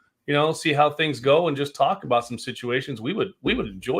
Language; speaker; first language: English; native; English